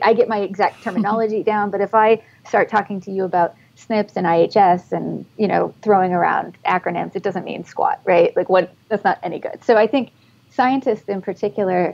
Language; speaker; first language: English; native; English